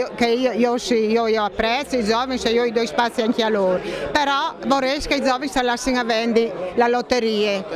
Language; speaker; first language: Italian; non-native, local second language; Friulian